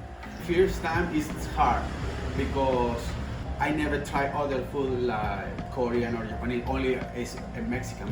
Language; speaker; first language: English; non-native, learner; Spanish